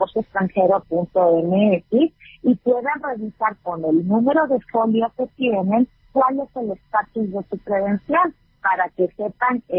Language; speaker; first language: Spanish; native; Spanish